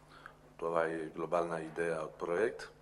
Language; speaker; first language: Bulgarian; non-native, learner; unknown